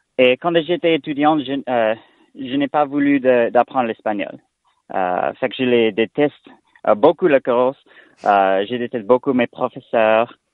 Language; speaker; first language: French; non-native, learner; English